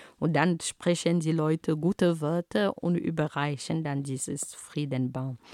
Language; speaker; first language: German; non-native, fluent; Ghomala